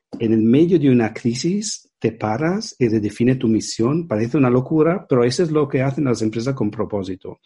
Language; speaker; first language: Spanish; non-native, fluent; Italian